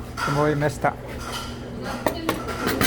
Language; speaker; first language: Russian; non-native, learner; Korean